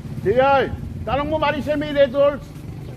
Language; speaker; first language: Filipino; non-native, learner; Korean